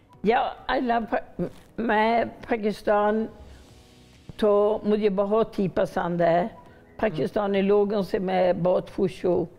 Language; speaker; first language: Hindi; non-native, fluent; Swedish